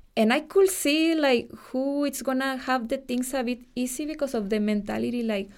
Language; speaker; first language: English; non-native, fluent; Spanish